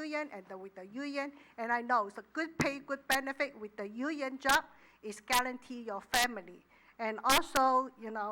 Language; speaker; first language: English; non-native, learner; Chinese